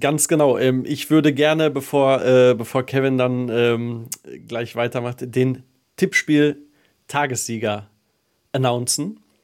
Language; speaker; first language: German; native; German